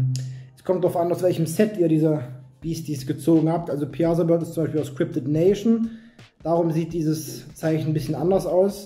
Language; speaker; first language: German; native; German